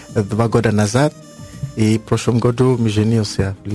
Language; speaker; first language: Russian; non-native, learner; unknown